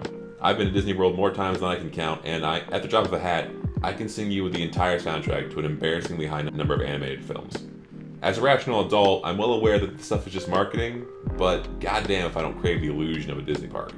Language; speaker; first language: English; native; English